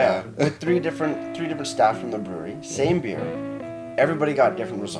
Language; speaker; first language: English; native; English